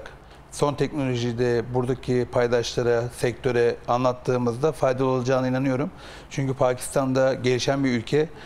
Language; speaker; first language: Turkish; native; Turkish